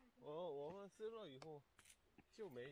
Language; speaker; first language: Chinese; non-native, learner; Japanese